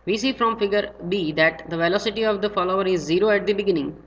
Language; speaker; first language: English; non-native, local second language; Gujarati